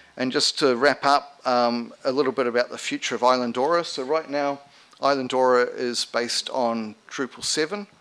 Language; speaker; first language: English; native; English